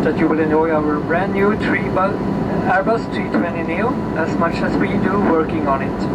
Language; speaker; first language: English; non-native, fluent; Swedish